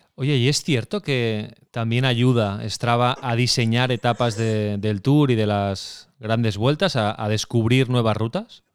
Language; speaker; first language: Spanish; native; Spanish